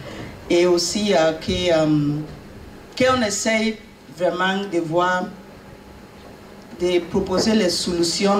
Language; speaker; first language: French; non-native, learner; English